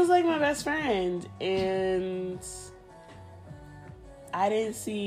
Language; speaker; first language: English; early bilingual, other home language; Spanish